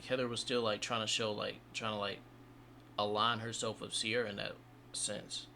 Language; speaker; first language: English; native; English